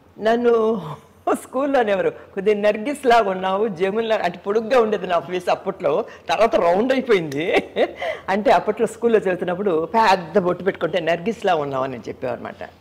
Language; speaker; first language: Telugu; native; Telugu